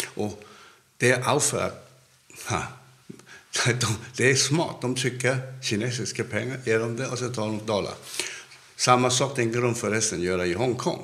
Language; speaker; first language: Swedish; non-native, fluent; Cantonese